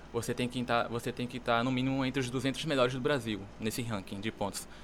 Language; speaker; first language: Portuguese; native; Portuguese